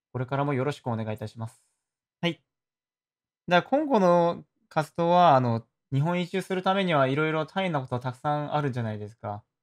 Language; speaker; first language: Japanese; non-native, fluent; Korean